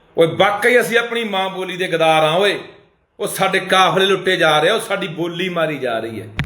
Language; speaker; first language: Punjabi; native; Punjabi